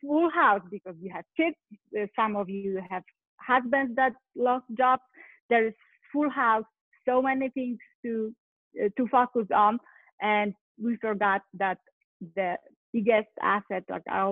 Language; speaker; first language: English; non-native, fluent; Polish